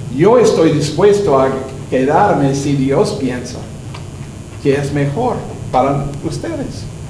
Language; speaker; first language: Spanish; non-native, learner; English